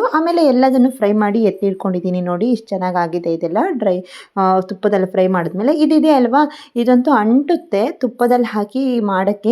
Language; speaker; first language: Kannada; native; Kannada